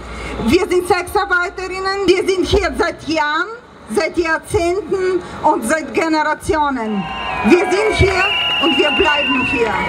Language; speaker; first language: German; non-native, fluent; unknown